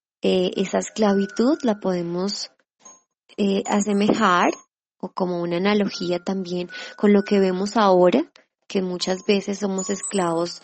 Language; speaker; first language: Spanish; native; Spanish